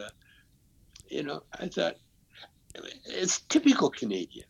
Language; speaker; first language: English; native; English